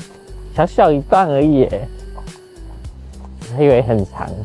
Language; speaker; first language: Chinese; native; Chinese